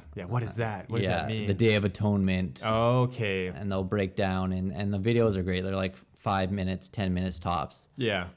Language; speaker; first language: English; native; English